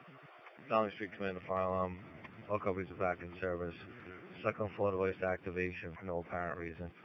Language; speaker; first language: English; native; English